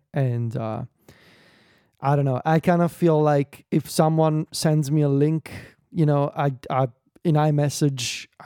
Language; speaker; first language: English; non-native, fluent; Italian